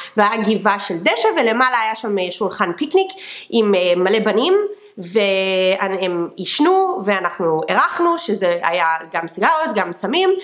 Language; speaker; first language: Hebrew; non-native, fluent; English